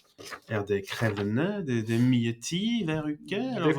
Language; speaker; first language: Norwegian; non-native, fluent; French